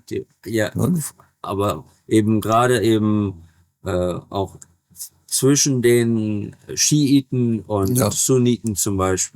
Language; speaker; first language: German; native; German